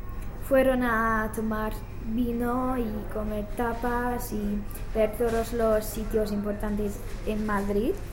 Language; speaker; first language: Spanish; non-native, learner; English